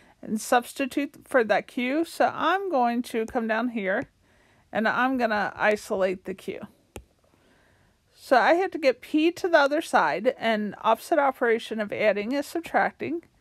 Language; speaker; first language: English; native; English